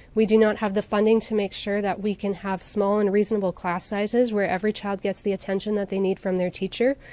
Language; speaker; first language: English; native; English